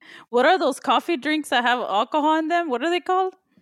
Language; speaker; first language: English; early bilingual, other home language; Spanish